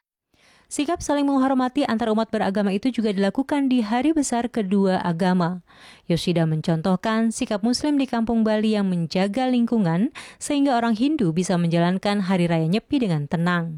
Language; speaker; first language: Indonesian; native; Indonesian